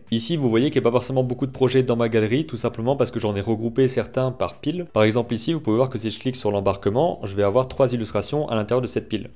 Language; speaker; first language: French; native; French